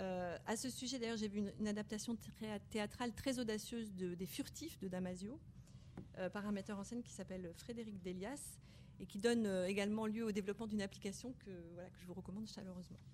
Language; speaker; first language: French; native; French